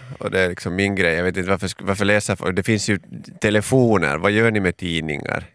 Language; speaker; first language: Swedish; native; Swedish